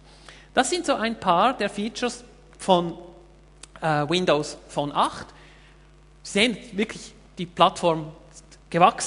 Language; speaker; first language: German; native; German